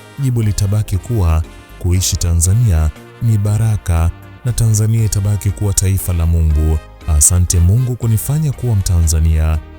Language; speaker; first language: Swahili; native; Swahili